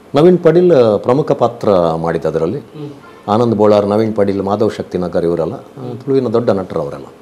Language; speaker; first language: Kannada; non-native, local second language; Tulu